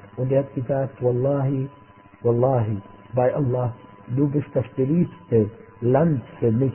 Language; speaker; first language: German; non-native, fluent; Arabic